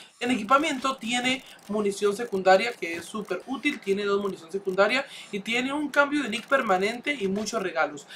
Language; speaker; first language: Spanish; native; Spanish